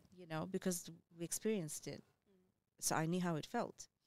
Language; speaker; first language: English; early bilingual, other home language; Amharic